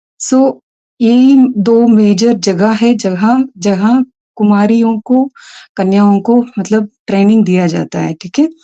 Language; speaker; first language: Hindi; non-native, local second language; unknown